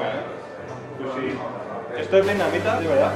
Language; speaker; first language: Spanish; native; Spanish